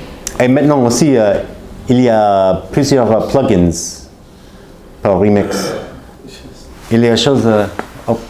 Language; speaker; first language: French; non-native, learner; English